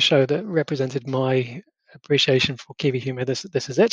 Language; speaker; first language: English; native; English